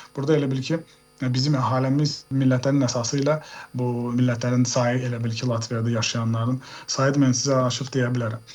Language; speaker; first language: Azerbaijani; early bilingual, heritage; Azerbaijani